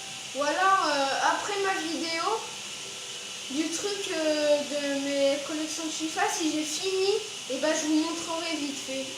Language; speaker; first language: French; native; French